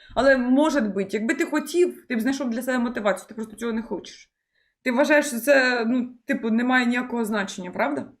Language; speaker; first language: Ukrainian; native; Ukrainian